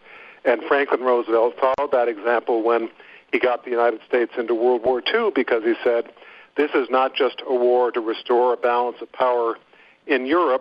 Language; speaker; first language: English; native; English